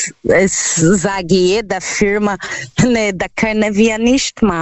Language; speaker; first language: German; non-native, learner; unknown